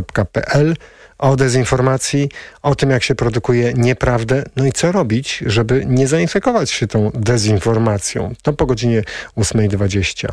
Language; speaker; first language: Polish; native; Polish